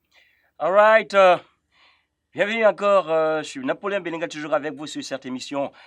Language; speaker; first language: French; non-native, fluent; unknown